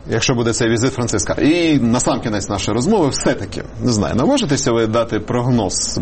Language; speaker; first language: Ukrainian; native; Ukrainian